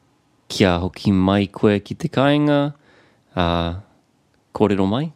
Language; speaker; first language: Māori; non-native, local second language; English